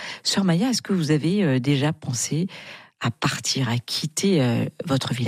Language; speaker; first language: French; native; French